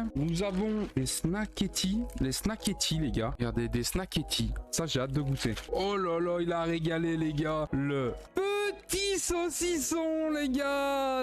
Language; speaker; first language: French; native; French